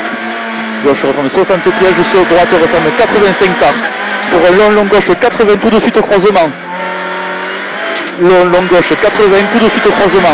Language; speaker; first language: French; native; French